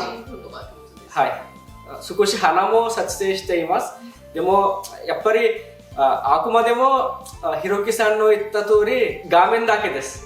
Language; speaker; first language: Japanese; non-native, fluent; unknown